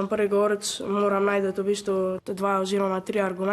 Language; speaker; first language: Slovenian; native; Slovenian